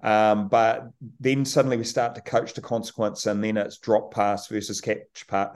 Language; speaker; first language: English; native; English